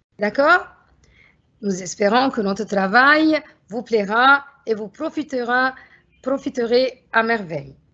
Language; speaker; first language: French; non-native, fluent; Arabic